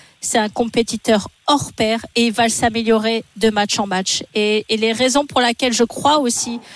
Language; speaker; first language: French; native; French